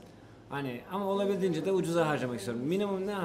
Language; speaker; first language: Turkish; native; Turkish